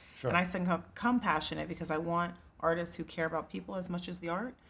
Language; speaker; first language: English; native; English